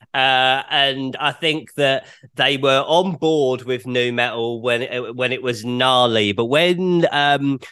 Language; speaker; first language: English; native; English